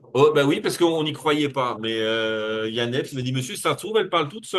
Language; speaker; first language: French; native; French